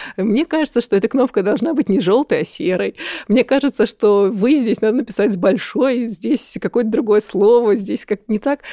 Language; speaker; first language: Russian; native; Russian